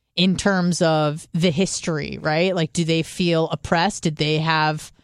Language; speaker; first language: English; early bilingual, other home language; Hebrew